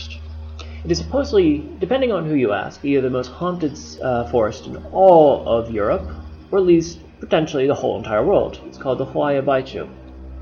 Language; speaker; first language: English; native; English